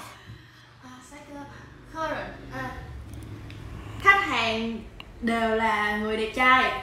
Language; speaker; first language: Chinese; non-native, learner; Vietnamese